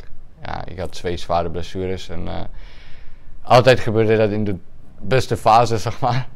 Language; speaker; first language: Dutch; non-native, fluent; Czech